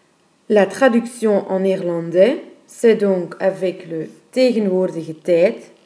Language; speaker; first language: French; non-native, fluent; Dutch